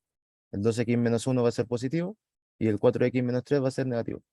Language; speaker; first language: Spanish; native; Spanish